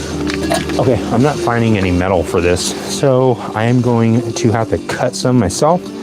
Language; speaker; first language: English; native; English